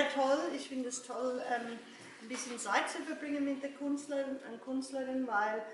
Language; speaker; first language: German; non-native, learner; English